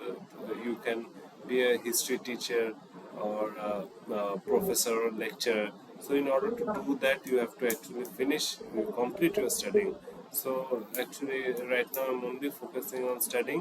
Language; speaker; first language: English; non-native, fluent; Bangla